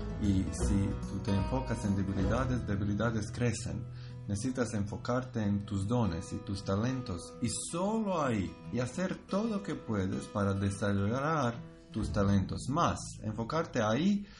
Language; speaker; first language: Spanish; non-native, learner; Croatian